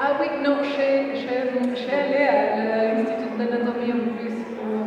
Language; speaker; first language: French; non-native, fluent; Spanish